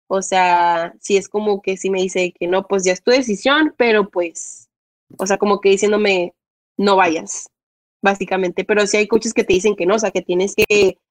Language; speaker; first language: Spanish; native; Spanish